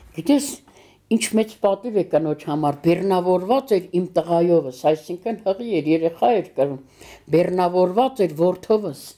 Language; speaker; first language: Armenian; native; Armenian